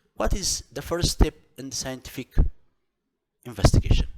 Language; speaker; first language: English; non-native, local second language; Amharic